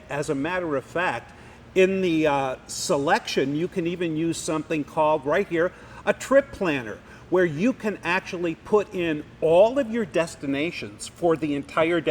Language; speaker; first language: English; native; English